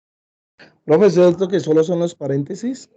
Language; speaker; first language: Spanish; native; Spanish